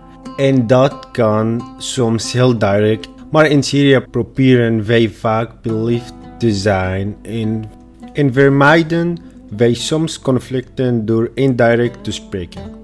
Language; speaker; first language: Dutch; non-native, fluent; Arabic